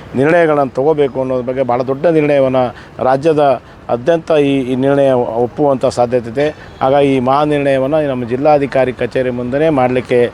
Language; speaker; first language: Kannada; non-native, local second language; Lambadi